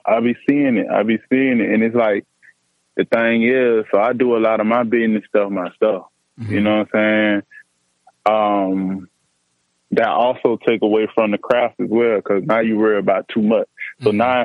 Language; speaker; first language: English; native; English